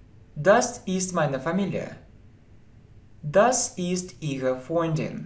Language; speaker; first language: German; non-native, fluent; Russian